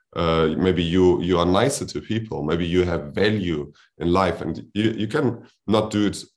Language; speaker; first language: English; non-native, fluent; German